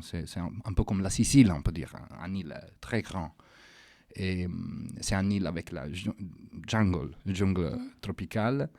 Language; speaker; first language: French; non-native, fluent; Italian